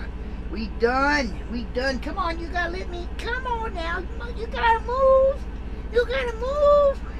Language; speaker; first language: English; native; English